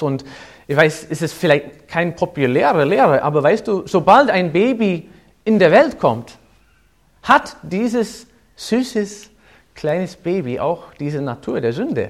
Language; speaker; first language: German; non-native, fluent; English